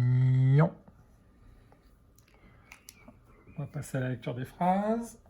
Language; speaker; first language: French; native; French